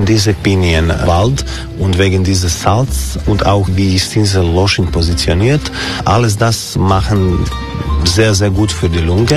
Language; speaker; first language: German; non-native, learner; Croatian